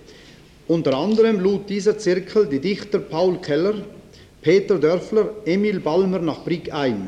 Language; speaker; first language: German; native; German